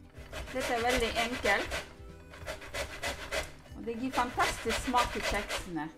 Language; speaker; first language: Norwegian; non-native, learner; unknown